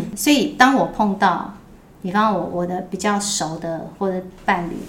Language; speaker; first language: Chinese; native; Chinese